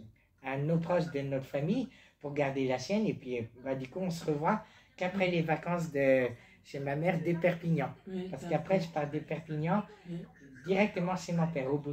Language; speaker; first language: French; native; French